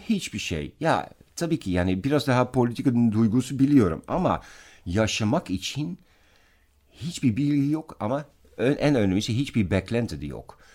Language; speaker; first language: Turkish; non-native, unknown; Dutch